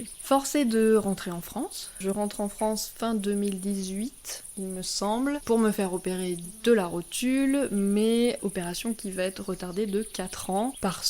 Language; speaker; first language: French; native; French